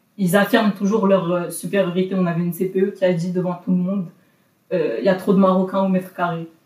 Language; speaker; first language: French; non-native, local second language; Arabic